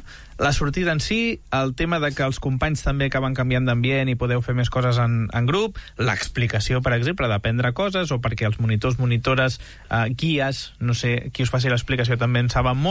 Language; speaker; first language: Catalan; native; Catalan